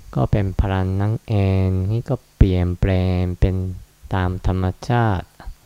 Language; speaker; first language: Thai; non-native, fluent; Japanese